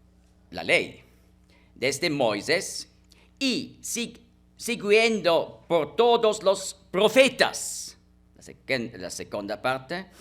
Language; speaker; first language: Spanish; non-native, fluent; German